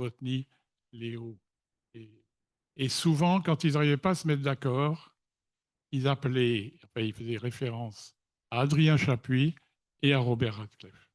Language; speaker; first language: French; native; French